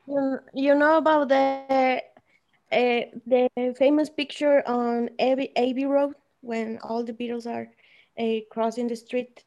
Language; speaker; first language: English; non-native, learner; Spanish